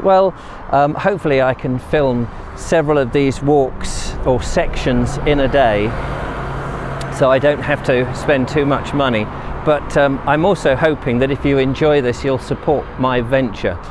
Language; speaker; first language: English; native; English